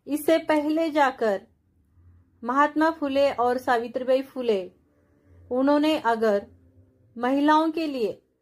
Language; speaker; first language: Hindi; non-native, local second language; Marathi